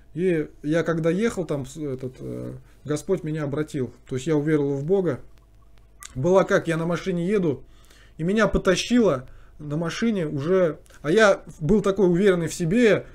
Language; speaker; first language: Russian; native; Russian